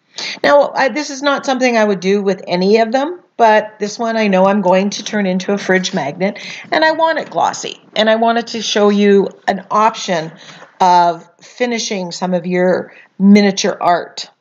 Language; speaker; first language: English; native; English